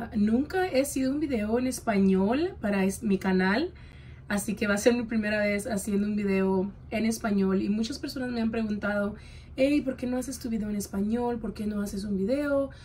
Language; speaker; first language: Spanish; early bilingual, heritage; Spanish